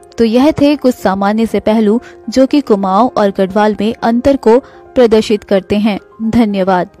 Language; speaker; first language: Hindi; native; Hindi